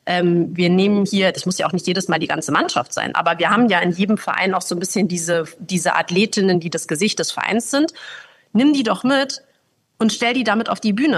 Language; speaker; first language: German; native; German